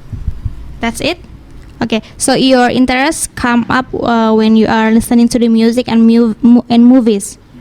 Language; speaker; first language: English; non-native, learner; Indonesian